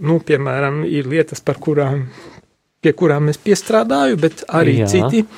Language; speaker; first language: Latvian; non-native, local second language; Polish